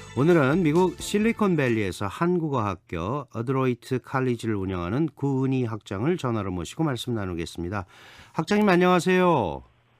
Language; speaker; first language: Korean; native; Korean